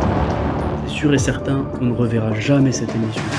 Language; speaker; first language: French; native; French